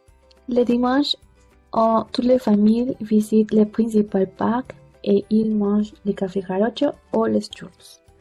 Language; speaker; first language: French; non-native, learner; Spanish